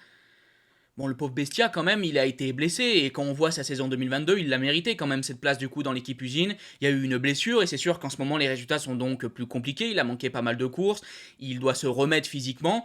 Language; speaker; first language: French; native; French